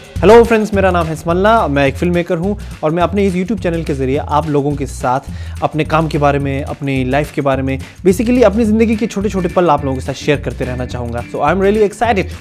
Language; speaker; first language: Hindi; non-native, local second language; Ladakhi